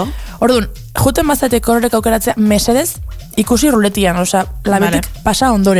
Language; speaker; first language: Basque; native; Basque